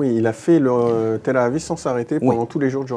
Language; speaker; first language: French; native; French